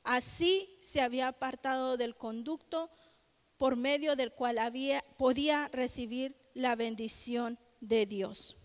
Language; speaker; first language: Spanish; native; Spanish